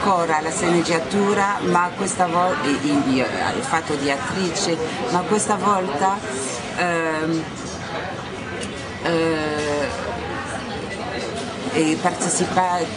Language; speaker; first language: Italian; non-native, learner; French